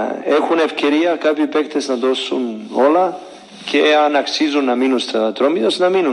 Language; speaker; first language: Greek; non-native, learner; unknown